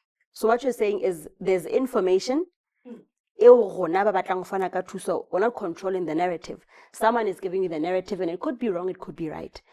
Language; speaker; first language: English; non-native, local second language; Southern Sotho